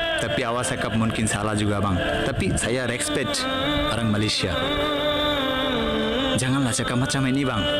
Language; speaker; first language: Malay; non-native, learner; Bangla